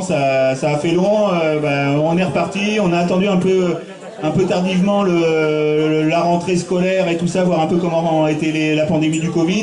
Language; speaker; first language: French; native; French